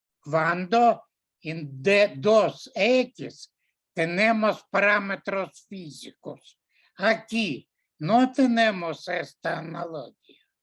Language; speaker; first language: Spanish; non-native, learner; Russian